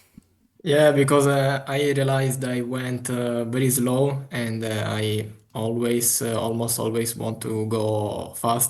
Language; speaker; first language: English; non-native, fluent; Italian